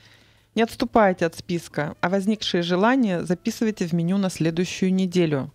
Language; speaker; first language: Russian; native; Russian